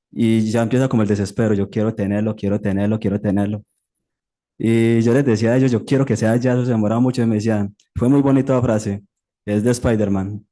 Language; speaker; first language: Spanish; native; Spanish